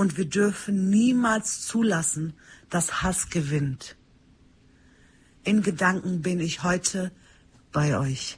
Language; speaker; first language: German; early bilingual, other home language; Turkish